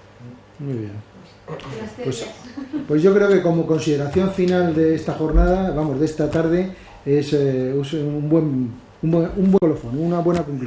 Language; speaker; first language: Spanish; native; Spanish